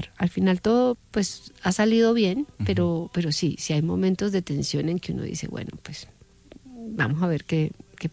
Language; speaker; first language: Spanish; native; Spanish